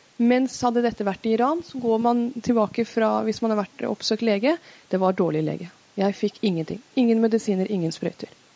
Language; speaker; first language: Norwegian; early bilingual, other home language; Persian